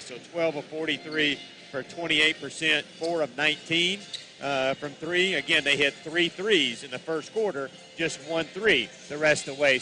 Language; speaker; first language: English; native; English